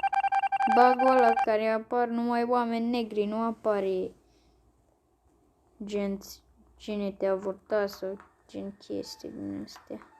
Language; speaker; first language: Romanian; native; Romanian